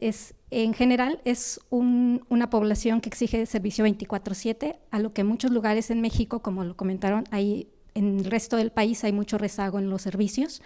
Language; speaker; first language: Spanish; native; Spanish